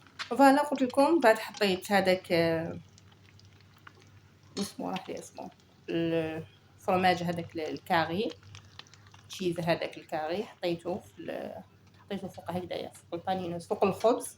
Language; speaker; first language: Arabic; native; Arabic